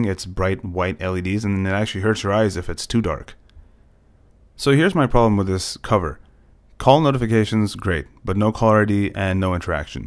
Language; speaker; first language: English; native; English